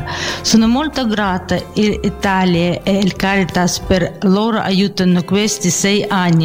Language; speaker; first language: Italian; non-native, learner; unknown